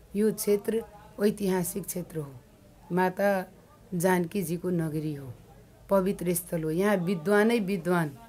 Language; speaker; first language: Nepali; non-native, local second language; Maithili